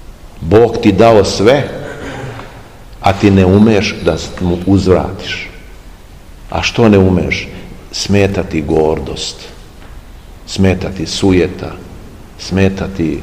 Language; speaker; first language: Serbian; native; Serbian